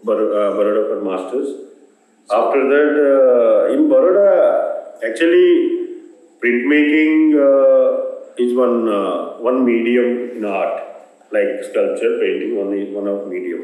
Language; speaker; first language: English; non-native, local second language; Telugu